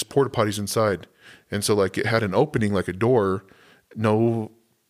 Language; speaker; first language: English; native; English